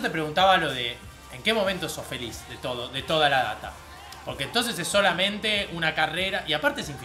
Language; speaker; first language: Spanish; native; Spanish